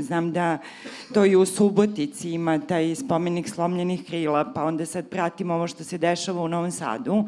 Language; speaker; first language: Serbian; native; Serbian